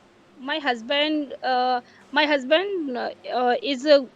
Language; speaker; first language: English; non-native, learner; Hindi